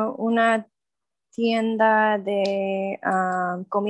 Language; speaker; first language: Spanish; non-native, learner; English